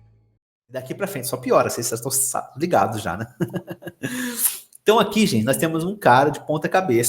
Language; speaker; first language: Portuguese; native; Portuguese